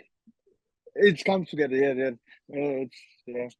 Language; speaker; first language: English; non-native, learner; German